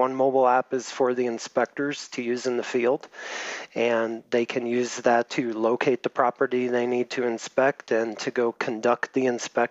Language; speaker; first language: English; native; English